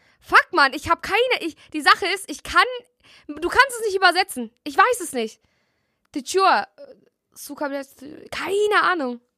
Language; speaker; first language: German; early bilingual, other home language; Russian